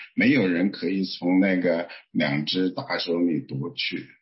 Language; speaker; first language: Chinese; native; Chinese